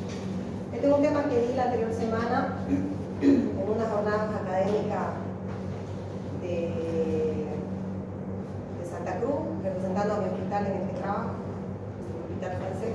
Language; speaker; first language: Spanish; native; Spanish